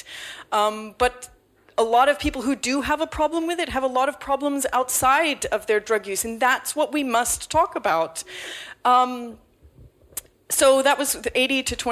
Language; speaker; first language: English; native; English